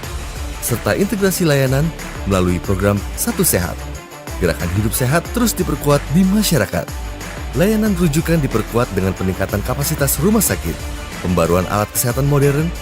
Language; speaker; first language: Indonesian; native; Indonesian